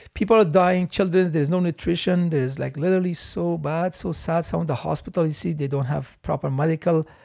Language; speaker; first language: English; non-native, fluent; Persian